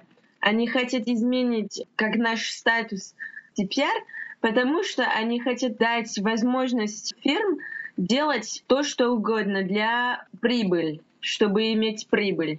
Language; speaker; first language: Russian; non-native, fluent; French